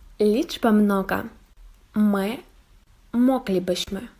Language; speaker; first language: Polish; non-native, fluent; Ukrainian